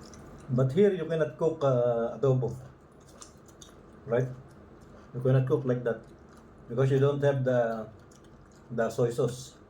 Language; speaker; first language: English; non-native, local second language; Filipino